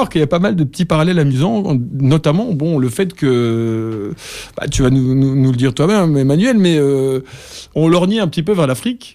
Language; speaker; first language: French; native; French